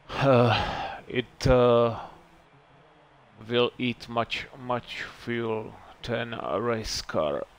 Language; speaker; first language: English; non-native, learner; Czech